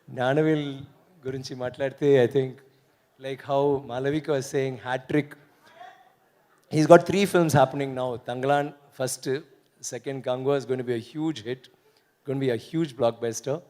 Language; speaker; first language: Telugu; non-native, learner; Tamil